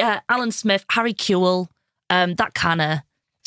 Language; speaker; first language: English; native; English